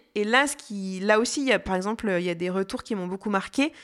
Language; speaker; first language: French; native; French